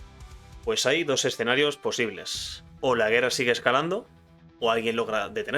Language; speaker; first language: Spanish; native; Spanish